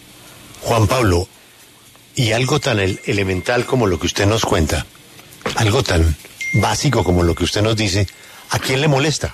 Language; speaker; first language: Spanish; native; Spanish